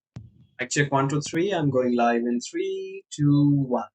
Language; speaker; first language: English; non-native, local second language; Bangla